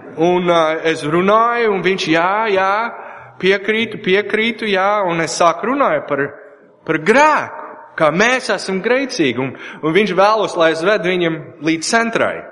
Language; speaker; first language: Latvian; non-native, learner; English